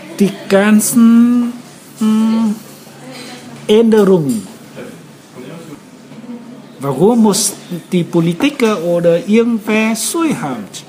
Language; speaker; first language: German; non-native, learner; Vietnamese